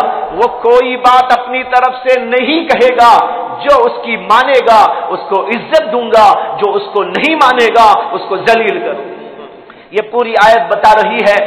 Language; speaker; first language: Urdu; native; Urdu